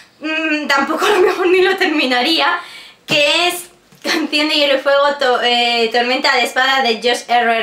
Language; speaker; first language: Spanish; native; Spanish